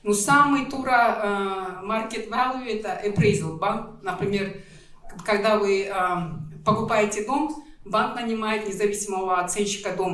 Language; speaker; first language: Russian; non-native, local second language; Kyrgyz